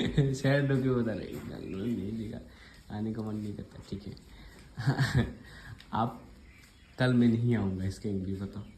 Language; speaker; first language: Hindi; native; Hindi